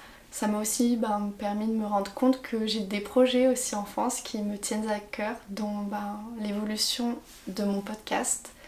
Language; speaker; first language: French; native; French